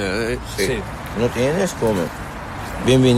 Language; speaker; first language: Spanish; non-native, learner; Arabic